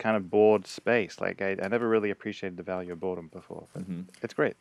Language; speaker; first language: English; native; English